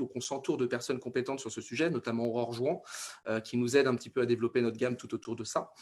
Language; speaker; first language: French; native; French